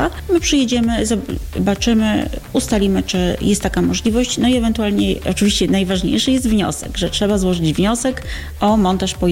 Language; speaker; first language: Polish; native; Polish